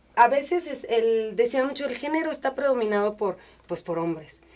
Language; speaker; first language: Spanish; native; Spanish